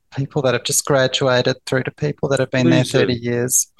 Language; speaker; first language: English; native; English